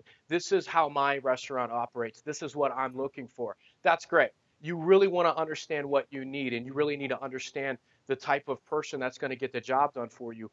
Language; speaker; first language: English; native; English